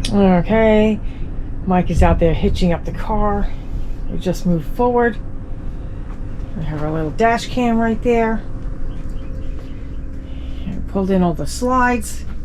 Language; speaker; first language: English; native; English